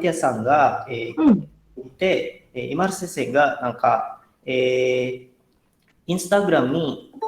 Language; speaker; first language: Japanese; non-native, fluent; Indonesian